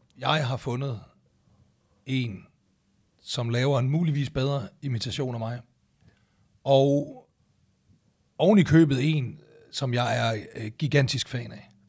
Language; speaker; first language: Danish; native; Danish